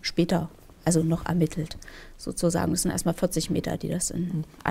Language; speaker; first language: German; native; German